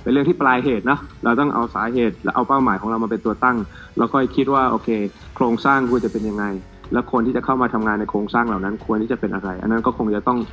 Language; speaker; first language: Thai; native; Thai